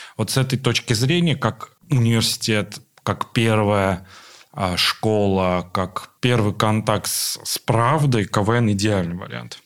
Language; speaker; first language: Russian; non-native, local second language; Armenian